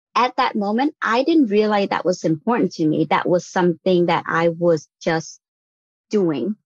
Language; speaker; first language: English; non-native, fluent; Vietnamese